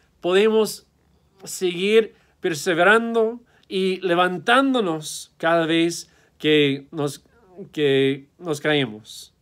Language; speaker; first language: Spanish; non-native, fluent; English